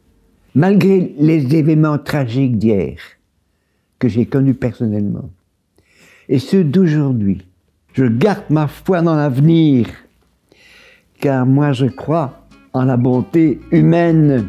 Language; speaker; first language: French; native; French